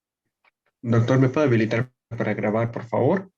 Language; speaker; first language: Spanish; native; Spanish